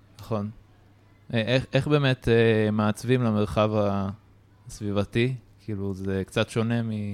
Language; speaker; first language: Hebrew; native; Hebrew